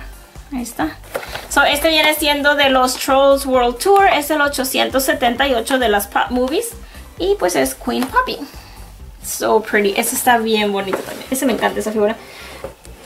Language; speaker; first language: Spanish; native; Spanish